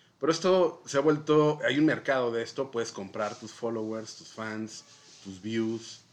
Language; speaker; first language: Spanish; native; Spanish